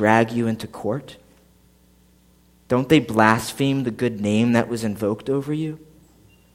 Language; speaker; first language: English; native; English